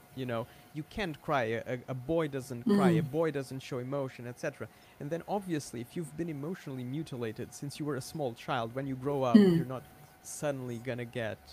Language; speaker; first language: English; non-native, fluent; Portuguese